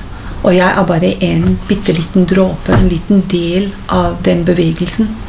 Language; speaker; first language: Norwegian; non-native, fluent; English